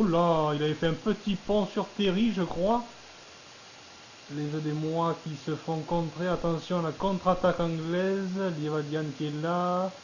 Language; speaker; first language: French; native; French